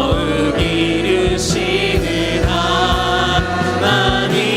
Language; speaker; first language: Korean; native; Korean